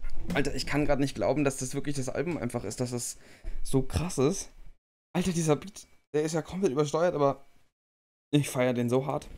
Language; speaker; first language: German; native; German